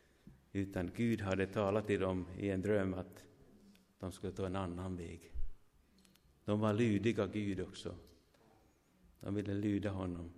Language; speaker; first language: Swedish; non-native, fluent; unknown